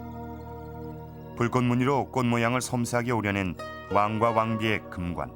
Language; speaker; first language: Korean; native; Korean